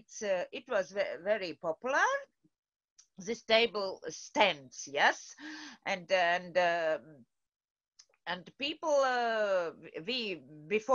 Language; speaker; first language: English; non-native, learner; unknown